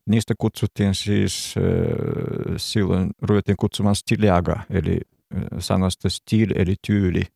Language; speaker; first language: Finnish; non-native, fluent; Russian